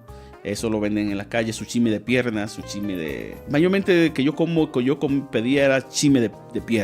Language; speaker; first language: Spanish; native; Spanish